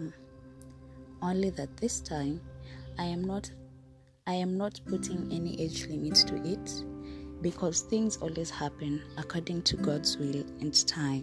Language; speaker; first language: English; non-native, local second language; Luo (Kenya and Tanzania)